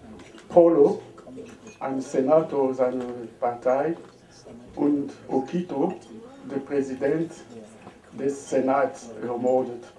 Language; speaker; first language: German; non-native, fluent; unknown